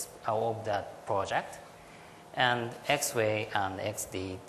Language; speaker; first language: English; non-native, learner; Japanese